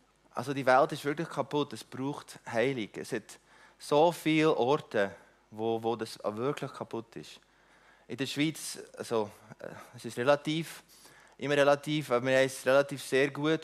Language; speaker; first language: German; non-native, fluent; Afrikaans